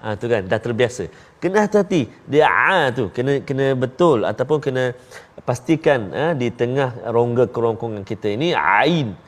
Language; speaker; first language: Malay; native; Malay